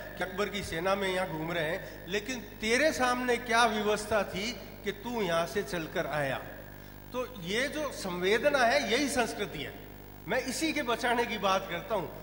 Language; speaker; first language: Hindi; non-native, local second language; Rajasthani